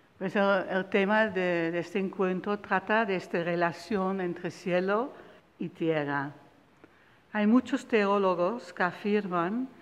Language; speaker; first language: Spanish; non-native, fluent; Dutch